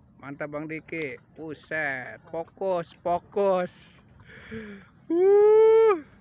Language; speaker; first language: Indonesian; native; Indonesian